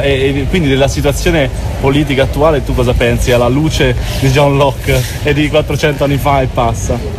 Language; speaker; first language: Italian; native; Italian